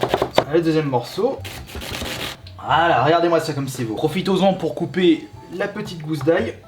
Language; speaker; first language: French; native; French